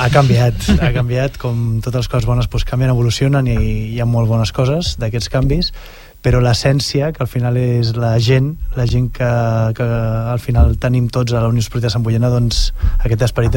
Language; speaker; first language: Catalan; native; Catalan